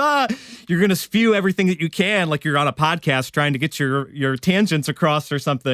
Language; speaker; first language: English; native; English